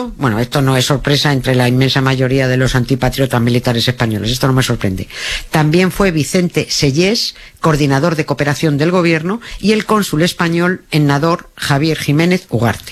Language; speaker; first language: Spanish; native; Spanish